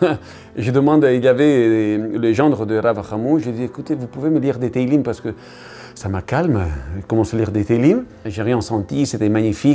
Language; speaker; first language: French; non-native, learner; Italian